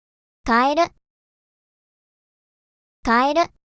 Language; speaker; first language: Japanese; native; Japanese